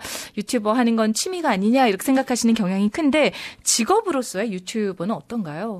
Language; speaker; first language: Korean; native; Korean